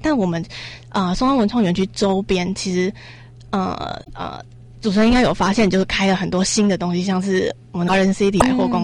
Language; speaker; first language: Chinese; native; Chinese